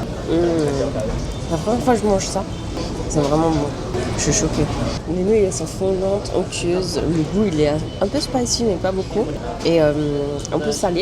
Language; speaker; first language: French; native; French